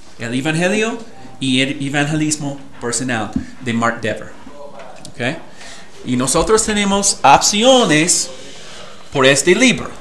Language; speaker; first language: Spanish; non-native, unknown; English